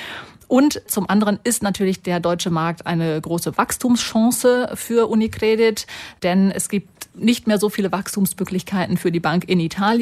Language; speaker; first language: German; native; German